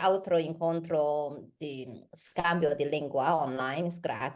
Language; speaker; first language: Italian; non-native, learner; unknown